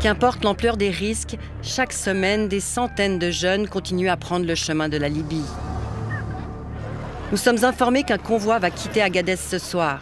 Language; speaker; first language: French; native; French